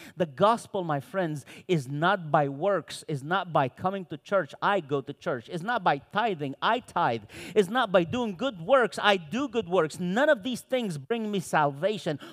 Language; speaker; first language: English; non-native, fluent; Arabic